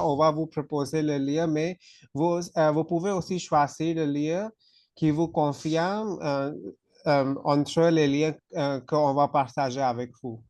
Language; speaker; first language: French; non-native, fluent; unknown